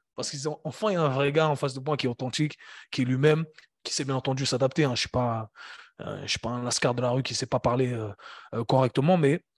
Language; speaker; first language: French; native; French